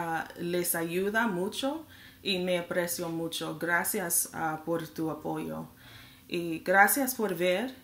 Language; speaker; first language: Spanish; non-native, learner; English